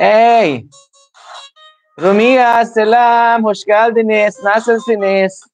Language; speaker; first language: Turkish; non-native, learner; Filipino